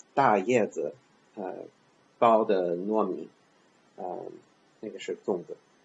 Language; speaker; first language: Chinese; non-native, learner; English